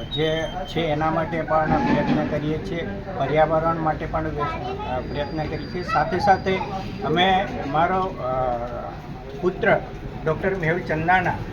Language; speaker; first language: Gujarati; native; Gujarati